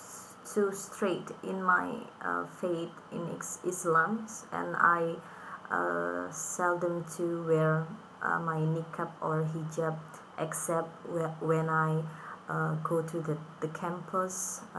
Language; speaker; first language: English; non-native, fluent; Indonesian